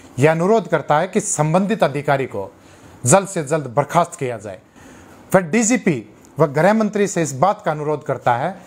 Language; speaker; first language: Hindi; native; Hindi